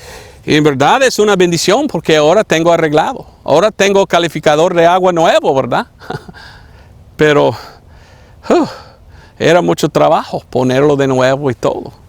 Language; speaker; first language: Spanish; non-native, fluent; English